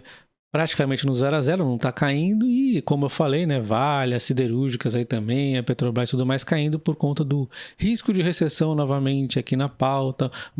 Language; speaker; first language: Portuguese; native; Portuguese